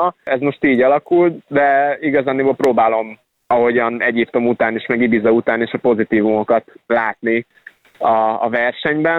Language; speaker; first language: Hungarian; native; Hungarian